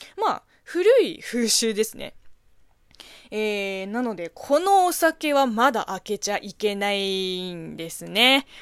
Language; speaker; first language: Japanese; non-native, fluent; Chinese